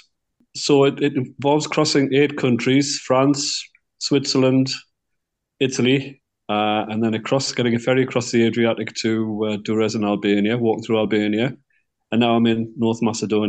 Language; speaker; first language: English; native; English